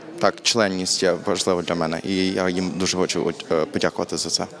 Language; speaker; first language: Ukrainian; early bilingual, heritage; Ukrainian